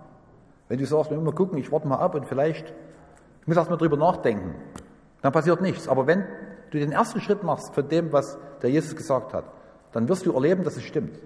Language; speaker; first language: German; native; German